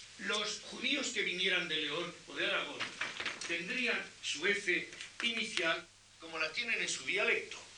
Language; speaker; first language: Spanish; native; Spanish